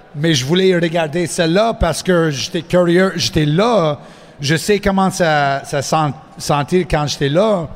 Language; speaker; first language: French; non-native, fluent; English